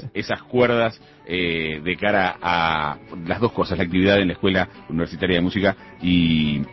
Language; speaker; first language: Spanish; native; Spanish